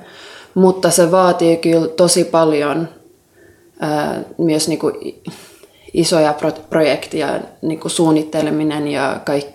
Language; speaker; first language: Finnish; non-native, local second language; Swedish